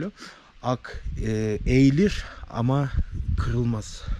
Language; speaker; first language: Turkish; non-native, fluent; Kyrgyz